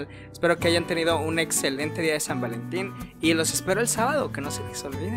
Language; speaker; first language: Spanish; native; Spanish